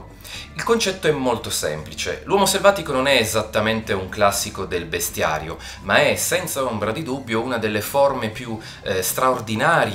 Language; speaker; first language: Italian; native; Italian